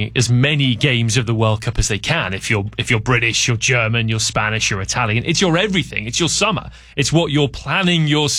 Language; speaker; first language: English; native; English